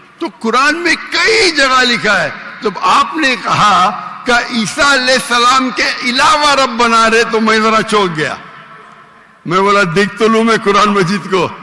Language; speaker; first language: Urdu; non-native, local second language; Konkani